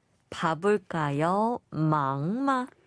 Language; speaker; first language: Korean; non-native, learner; Chinese